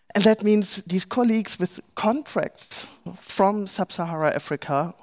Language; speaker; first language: English; non-native, fluent; German